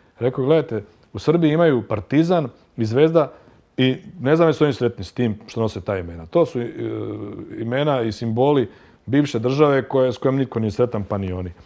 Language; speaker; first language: Croatian; native; Croatian